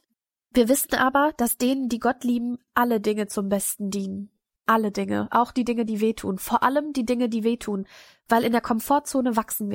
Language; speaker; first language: German; native; German